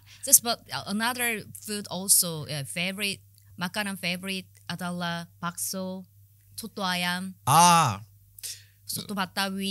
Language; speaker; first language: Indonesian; non-native, learner; Korean